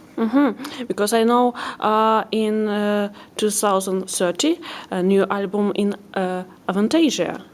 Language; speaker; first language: English; non-native, learner; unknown